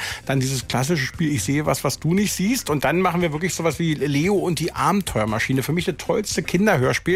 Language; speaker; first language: German; native; German